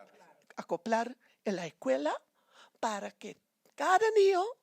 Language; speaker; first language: Spanish; non-native, fluent; Papiamento